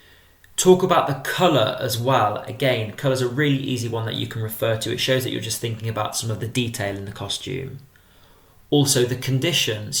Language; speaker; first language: English; native; English